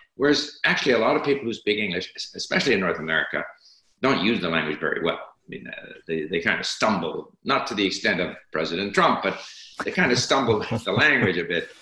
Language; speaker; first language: English; native; English